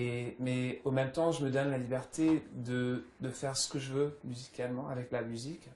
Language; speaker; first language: French; early bilingual, other home language; English